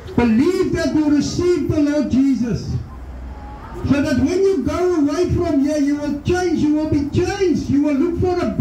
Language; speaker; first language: English; non-native, local second language; Afrikaans